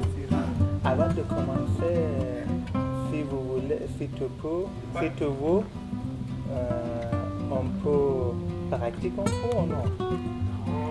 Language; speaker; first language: French; non-native, learner; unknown